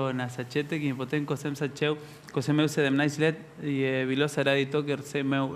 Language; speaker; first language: Slovenian; non-native, learner; Spanish